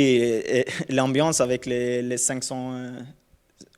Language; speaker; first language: French; non-native, learner; Norwegian